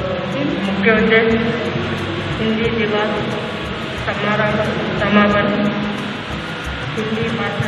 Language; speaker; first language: Hindi; non-native, local second language; Telugu